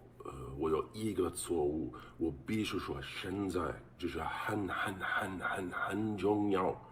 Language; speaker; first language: Chinese; non-native, learner; English